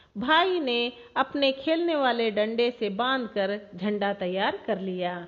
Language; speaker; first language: Hindi; non-native, local second language; Kannada